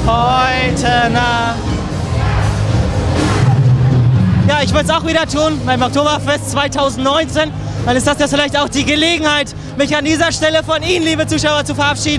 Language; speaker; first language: German; native; German